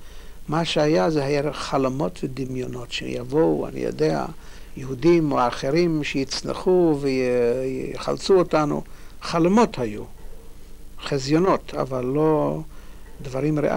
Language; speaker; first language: Hebrew; non-native, fluent; Polish